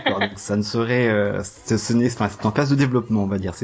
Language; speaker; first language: French; native; French